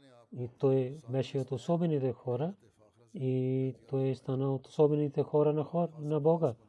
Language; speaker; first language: Bulgarian; non-native, learner; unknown